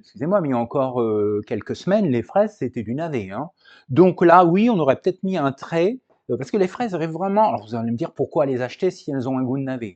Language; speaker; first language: French; native; French